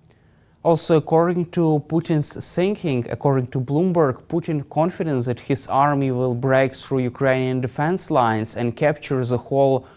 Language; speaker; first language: English; non-native, fluent; Ukrainian